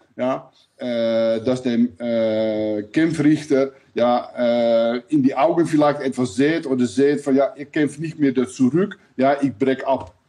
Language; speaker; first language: German; non-native, learner; Dutch